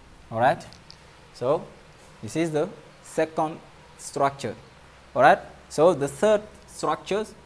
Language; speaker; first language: English; non-native, fluent; Wolof